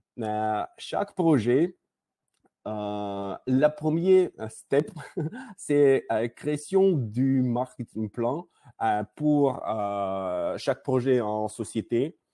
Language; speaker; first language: French; non-native, learner; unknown